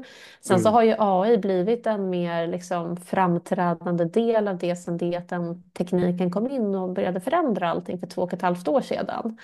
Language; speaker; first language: Swedish; native; Swedish